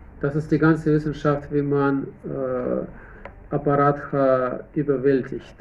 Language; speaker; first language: German; non-native, fluent; Russian